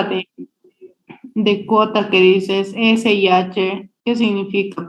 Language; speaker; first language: Spanish; native; Spanish